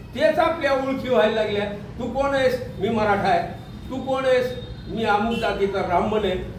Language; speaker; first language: Marathi; non-native, local second language; Urdu